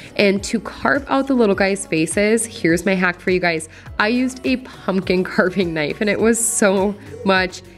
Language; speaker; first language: English; native; English